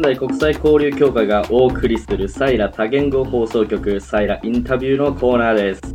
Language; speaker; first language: Japanese; native; Japanese